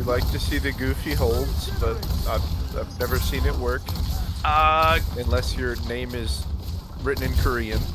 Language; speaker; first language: English; native; English